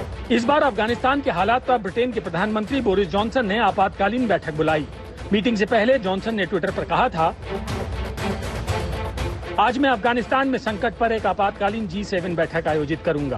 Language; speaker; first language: Hindi; native; Hindi